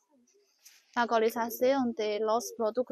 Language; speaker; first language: Spanish; non-native, learner; Chinese